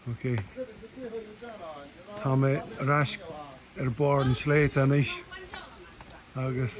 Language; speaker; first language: Irish; non-native, learner; English